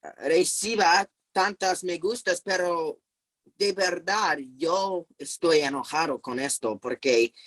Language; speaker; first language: Spanish; non-native, fluent; English